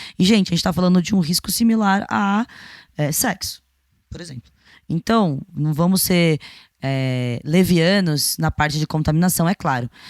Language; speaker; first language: Portuguese; native; Portuguese